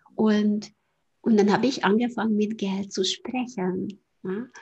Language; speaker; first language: German; non-native, fluent; Hungarian